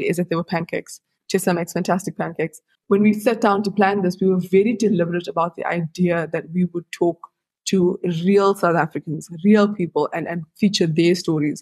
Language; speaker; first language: English; native; English